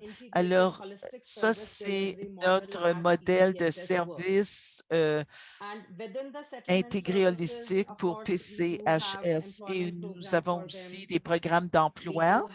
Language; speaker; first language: French; non-native, fluent; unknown